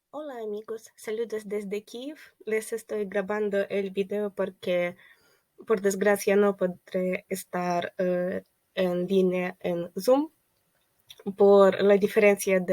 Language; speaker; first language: Spanish; non-native, fluent; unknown